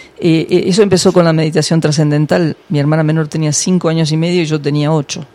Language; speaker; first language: Spanish; early bilingual, other home language; English